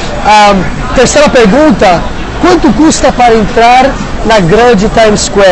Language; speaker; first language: Portuguese; non-native, fluent; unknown